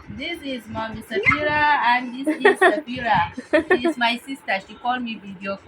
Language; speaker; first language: English; non-native, local second language; Hausa